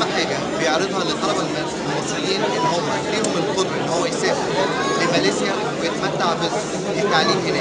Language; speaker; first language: Arabic; native; Arabic